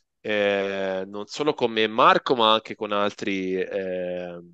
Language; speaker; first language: Italian; native; Italian